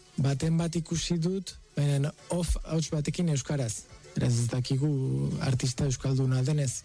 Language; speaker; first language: Basque; non-native, fluent; Spanish